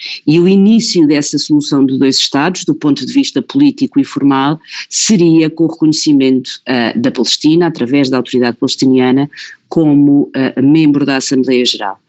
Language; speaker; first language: Portuguese; native; Portuguese